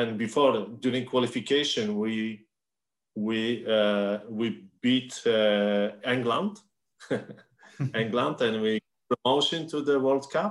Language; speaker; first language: English; non-native, learner; Polish